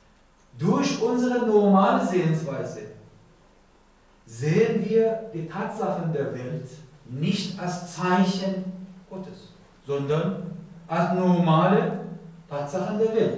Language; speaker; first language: German; non-native, learner; Persian